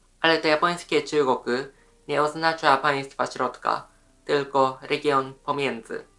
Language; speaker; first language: Polish; non-native, fluent; Japanese